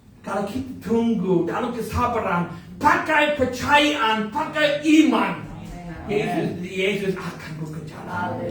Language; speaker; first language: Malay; non-native, fluent; English